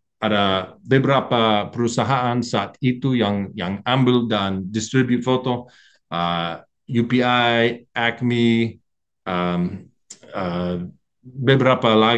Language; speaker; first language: Indonesian; non-native, learner; English